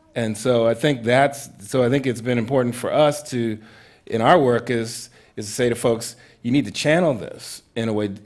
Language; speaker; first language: English; native; English